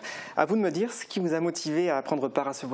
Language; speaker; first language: French; native; French